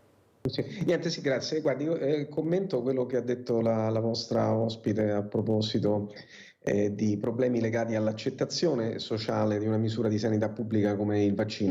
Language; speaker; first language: Italian; native; Italian